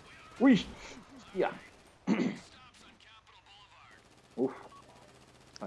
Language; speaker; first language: Spanish; native; Spanish